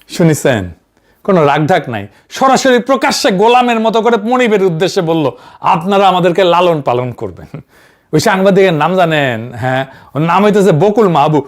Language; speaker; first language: Bangla; native; Bangla